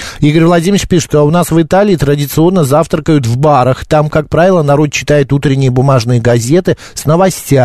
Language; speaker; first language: Russian; native; Russian